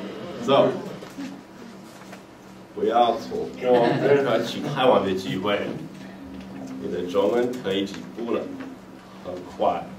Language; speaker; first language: Chinese; non-native, learner; English